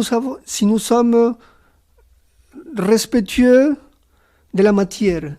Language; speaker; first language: French; non-native, fluent; Spanish